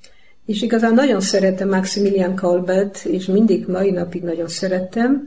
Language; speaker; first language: Hungarian; non-native, learner; Polish